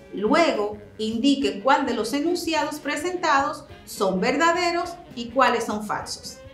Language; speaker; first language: Spanish; native; Spanish